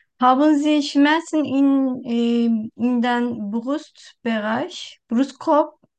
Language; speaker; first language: German; non-native, learner; Turkish